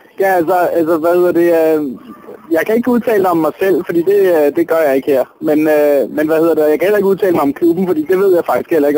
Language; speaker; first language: Danish; native; Danish